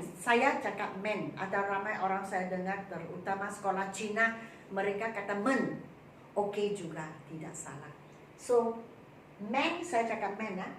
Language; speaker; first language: Malay; non-native, local second language; Chinese